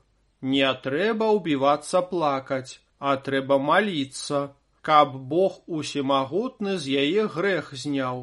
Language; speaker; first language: Belarusian; native; Belarusian